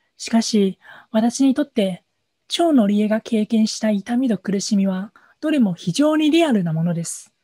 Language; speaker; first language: Japanese; non-native, fluent; Chinese